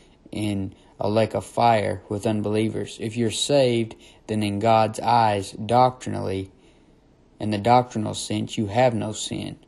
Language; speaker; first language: English; native; English